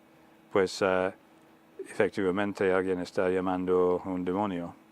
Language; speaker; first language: Spanish; non-native, fluent; English